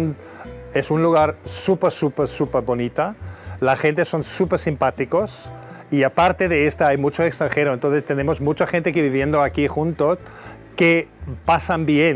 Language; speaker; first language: Spanish; non-native, fluent; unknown